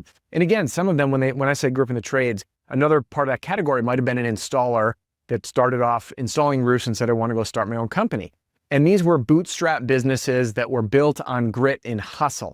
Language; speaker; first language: English; native; English